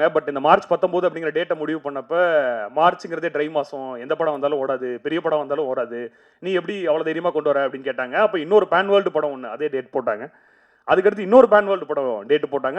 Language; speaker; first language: Tamil; native; Tamil